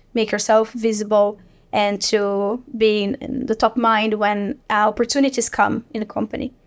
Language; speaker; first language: English; non-native, fluent; Portuguese